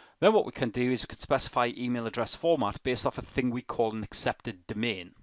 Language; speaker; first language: English; native; English